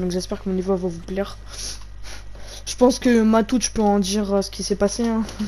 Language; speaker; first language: French; native; French